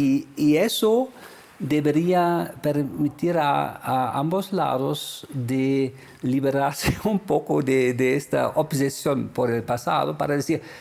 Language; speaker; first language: Spanish; non-native, fluent; German